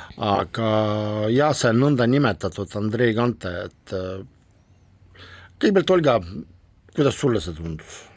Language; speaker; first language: Estonian; non-native, local second language; Russian